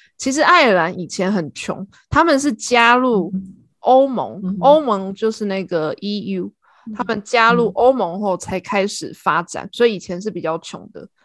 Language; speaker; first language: Chinese; native; Chinese